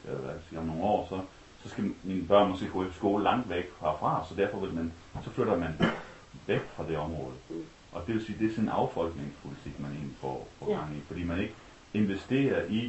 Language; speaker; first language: Danish; native; Danish